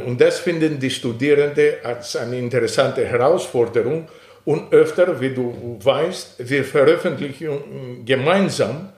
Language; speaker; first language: German; non-native, fluent; Greek